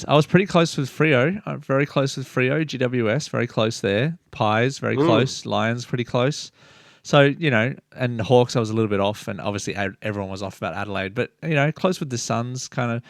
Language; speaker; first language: English; native; English